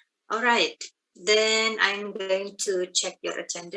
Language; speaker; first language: English; non-native, fluent; Indonesian